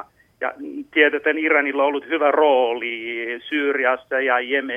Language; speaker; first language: Finnish; non-native, fluent; Persian